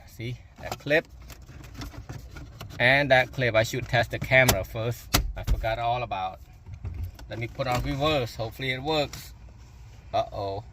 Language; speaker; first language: English; non-native, local second language; Khmer